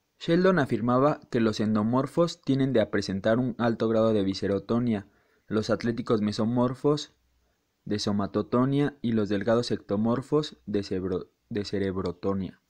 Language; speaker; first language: Spanish; native; Spanish